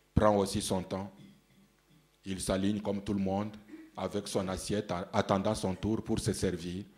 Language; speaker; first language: French; non-native, local second language; Luba-Lulua